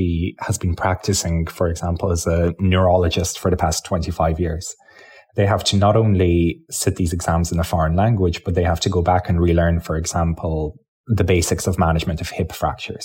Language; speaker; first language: English; non-native, local second language; Lithuanian